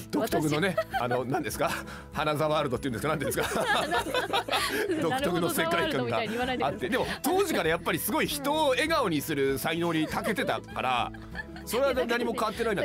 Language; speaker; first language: Japanese; native; Japanese